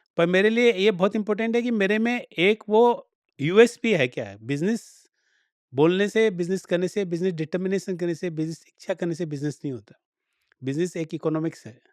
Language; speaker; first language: Hindi; native; Hindi